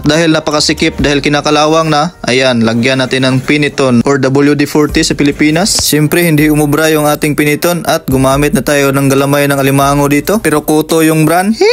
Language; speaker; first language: Filipino; native; Filipino